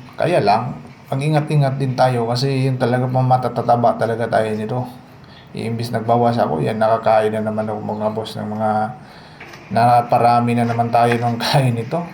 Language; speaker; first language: Filipino; non-native, local second language; Cebuano